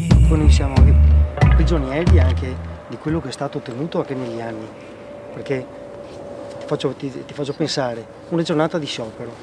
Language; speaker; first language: Italian; native; Italian